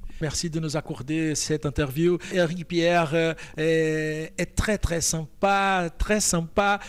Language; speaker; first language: French; non-native, fluent; Portuguese